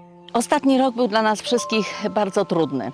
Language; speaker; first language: Polish; native; Polish